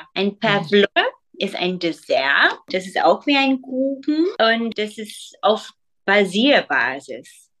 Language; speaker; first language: German; non-native, fluent; English